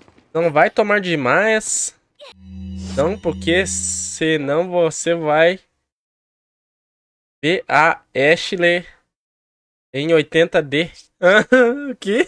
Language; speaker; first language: Portuguese; native; Portuguese